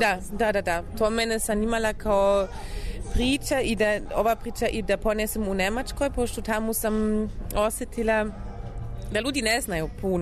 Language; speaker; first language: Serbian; non-native, learner; German